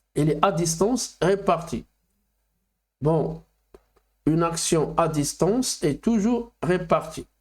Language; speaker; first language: French; non-native, local second language; Arabic